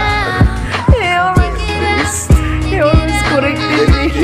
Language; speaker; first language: English; non-native, local second language; Cebuano